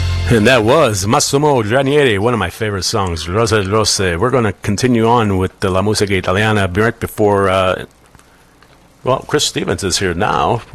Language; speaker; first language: English; native; English